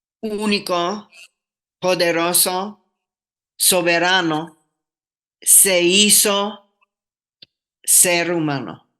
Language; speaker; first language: Spanish; non-native, fluent; English